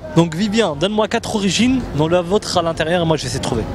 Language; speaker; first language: French; native; French